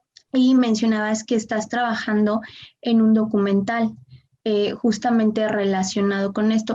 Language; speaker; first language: Spanish; native; Spanish